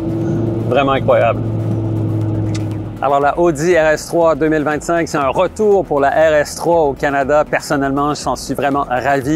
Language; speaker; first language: French; native; French